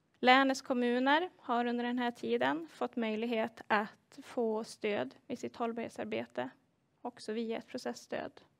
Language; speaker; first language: Swedish; native; Swedish